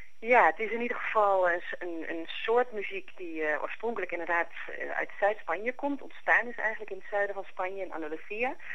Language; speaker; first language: Dutch; native; Dutch